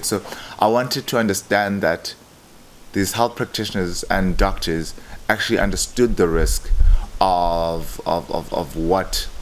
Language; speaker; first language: English; non-native, local second language; Xhosa